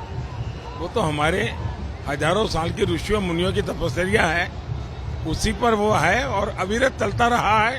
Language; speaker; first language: Hindi; non-native, local second language; Gujarati